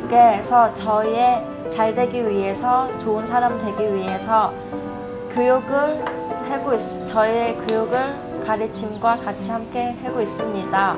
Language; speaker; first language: Korean; early bilingual, heritage; Korean